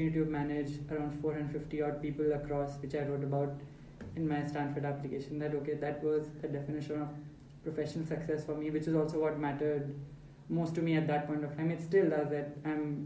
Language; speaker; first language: English; non-native, local second language; Hindi